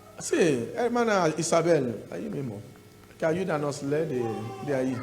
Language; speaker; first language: Spanish; non-native, learner; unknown